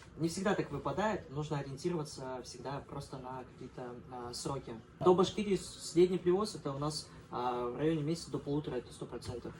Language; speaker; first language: Russian; native; Russian